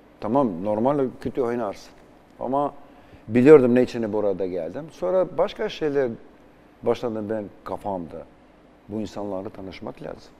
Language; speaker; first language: Turkish; non-native, fluent; Albanian